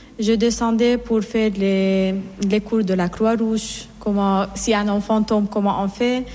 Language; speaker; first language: French; non-native, fluent; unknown